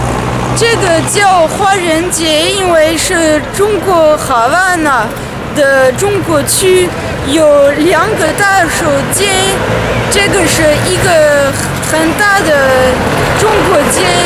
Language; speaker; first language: Chinese; non-native, fluent; French